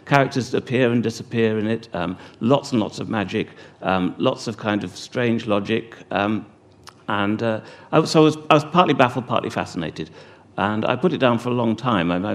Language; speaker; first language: English; native; English